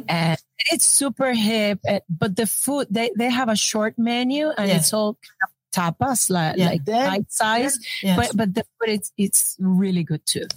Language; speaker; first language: English; non-native, fluent; Spanish